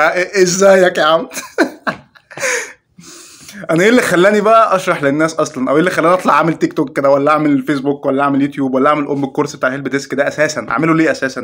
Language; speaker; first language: Arabic; native; Arabic